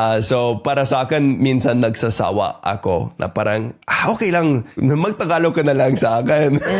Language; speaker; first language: Filipino; non-native, fluent; English